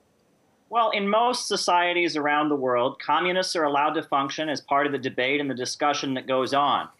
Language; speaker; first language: English; native; English